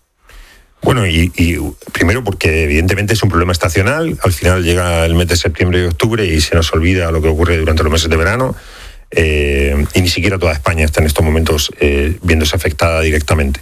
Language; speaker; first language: Spanish; native; Spanish